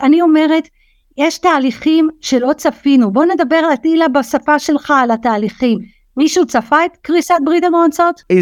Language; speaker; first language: Hebrew; early bilingual, other home language; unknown